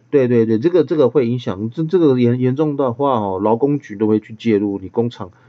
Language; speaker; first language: Chinese; native; Chinese